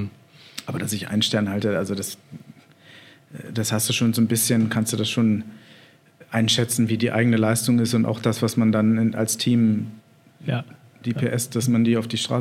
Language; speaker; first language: German; native; German